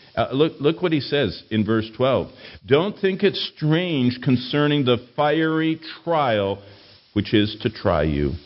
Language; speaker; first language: English; native; English